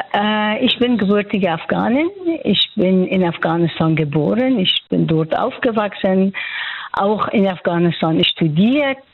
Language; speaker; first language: German; non-native, fluent; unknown